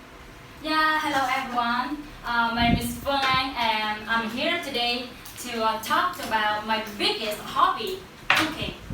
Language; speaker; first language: English; non-native, learner; Vietnamese